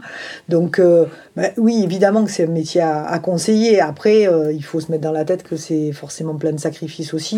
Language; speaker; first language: French; native; French